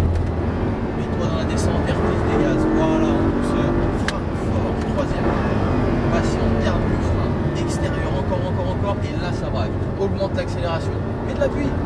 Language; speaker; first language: French; native; French